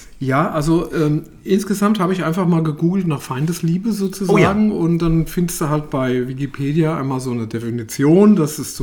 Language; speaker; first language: German; native; German